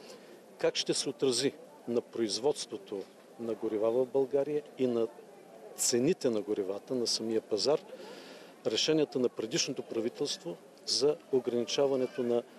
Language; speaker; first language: Bulgarian; native; Bulgarian